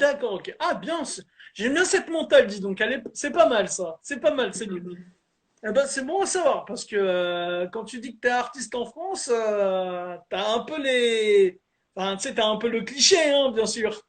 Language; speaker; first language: French; native; French